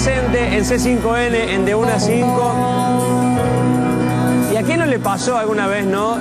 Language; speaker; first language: Spanish; native; Spanish